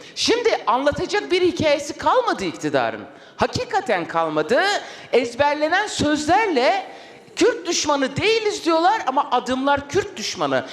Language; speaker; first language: Turkish; non-native, local second language; Kurdish